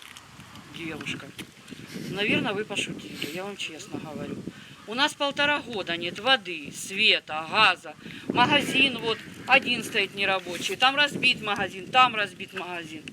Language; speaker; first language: Russian; native; Russian